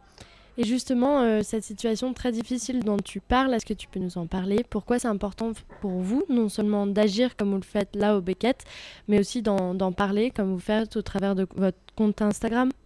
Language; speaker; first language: French; native; French